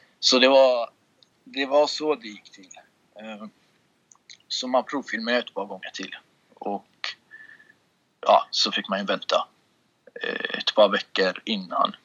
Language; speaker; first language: Swedish; early bilingual, other home language; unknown